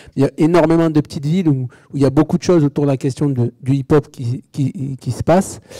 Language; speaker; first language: French; native; French